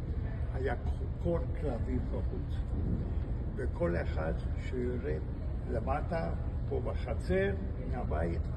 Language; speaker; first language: Hebrew; non-native, fluent; Hungarian